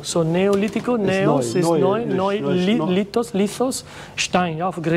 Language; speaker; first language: German; non-native, fluent; Spanish